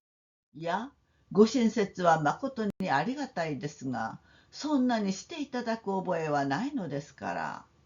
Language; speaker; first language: Japanese; non-native, fluent; Korean